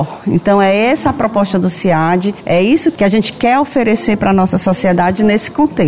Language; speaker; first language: Portuguese; native; Portuguese